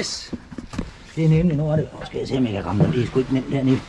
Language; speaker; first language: Danish; native; Danish